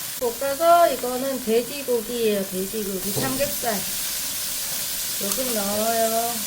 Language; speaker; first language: Korean; non-native, learner; Vietnamese